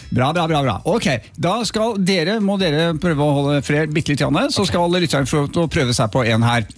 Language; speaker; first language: Norwegian; early bilingual, other home language; German